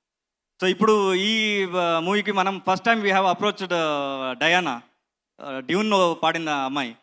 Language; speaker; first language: Telugu; non-native, learner; Kannada